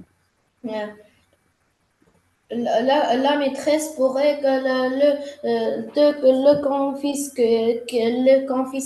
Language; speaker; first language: French; non-native, learner; Arabic